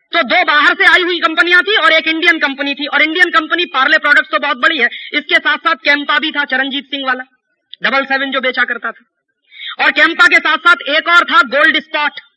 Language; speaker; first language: Hindi; native; Hindi